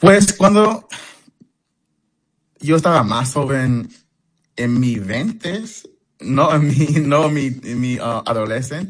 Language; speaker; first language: Spanish; early bilingual, heritage; English